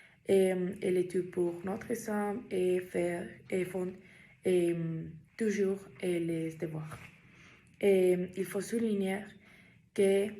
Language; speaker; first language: French; non-native, learner; Spanish